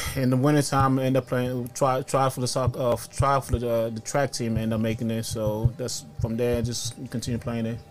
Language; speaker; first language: English; early bilingual, other home language; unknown